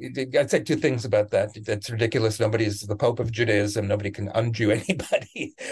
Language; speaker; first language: English; native; English